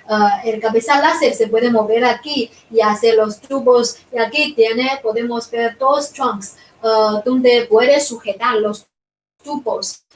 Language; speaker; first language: Spanish; non-native, fluent; Chinese